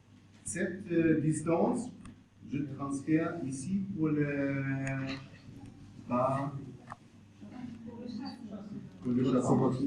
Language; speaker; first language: French; non-native, learner; German